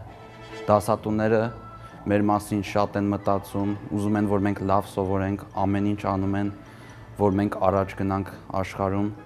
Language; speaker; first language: Armenian; early bilingual, heritage; Armenian